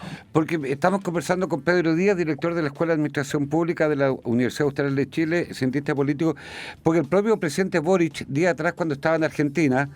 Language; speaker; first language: Spanish; native; Spanish